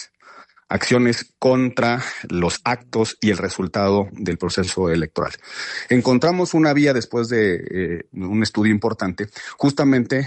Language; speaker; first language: Spanish; native; Spanish